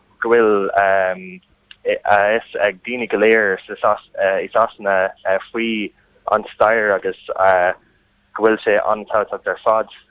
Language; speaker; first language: Irish; non-native, learner; English